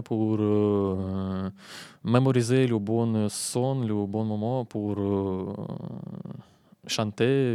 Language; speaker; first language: French; non-native, learner; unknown